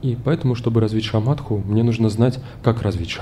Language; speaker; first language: Russian; native; Russian